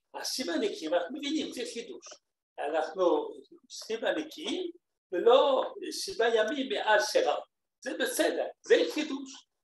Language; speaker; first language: Hebrew; non-native, fluent; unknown